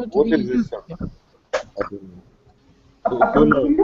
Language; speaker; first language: English; non-native, learner; Russian